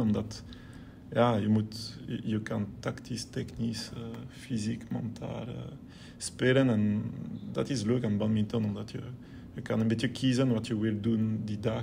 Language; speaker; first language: Dutch; non-native, local second language; French